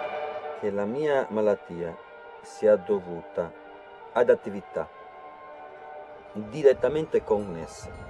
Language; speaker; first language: Italian; native; Italian